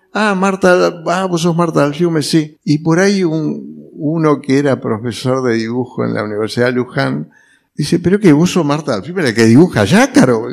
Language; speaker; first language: Spanish; early bilingual, other home language; Italian